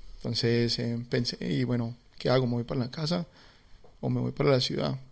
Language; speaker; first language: Spanish; native; Spanish